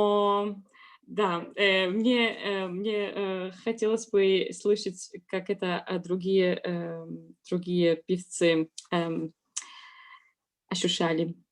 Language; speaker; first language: Russian; non-native, learner; Georgian